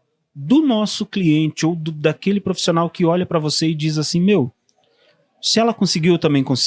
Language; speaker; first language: Portuguese; native; Portuguese